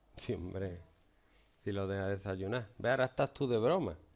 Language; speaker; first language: Spanish; native; Spanish